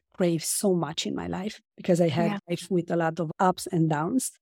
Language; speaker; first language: English; non-native, fluent; Romanian